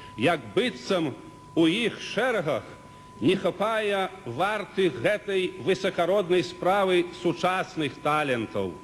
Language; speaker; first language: Belarusian; native; Belarusian